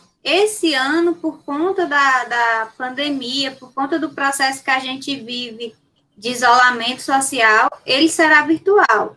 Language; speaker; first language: Portuguese; native; Portuguese